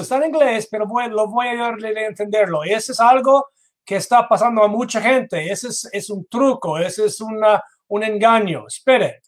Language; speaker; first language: Spanish; non-native, fluent; English